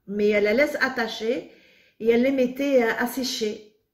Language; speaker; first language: French; non-native, local second language; Arabic